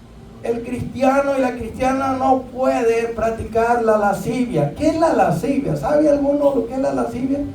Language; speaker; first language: Spanish; native; Spanish